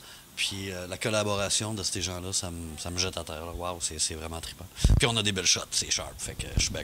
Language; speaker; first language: French; native; French